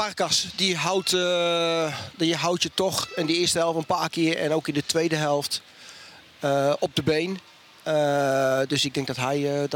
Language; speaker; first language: Dutch; native; Dutch